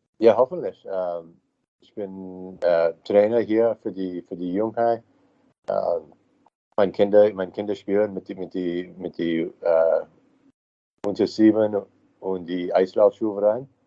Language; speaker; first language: German; non-native, learner; English